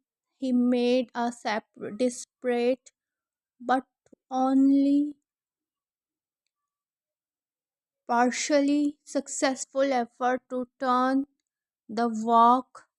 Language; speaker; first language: English; non-native, learner; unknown